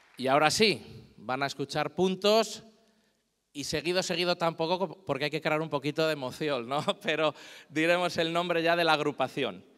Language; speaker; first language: Spanish; native; Spanish